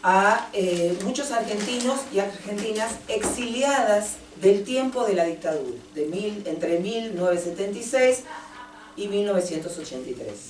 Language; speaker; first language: Spanish; native; Spanish